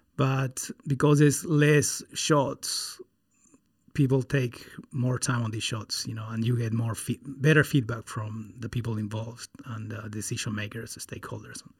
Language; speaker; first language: English; non-native, fluent; Spanish